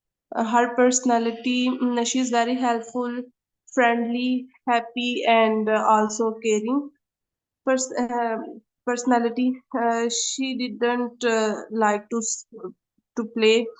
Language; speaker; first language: English; non-native, learner; Urdu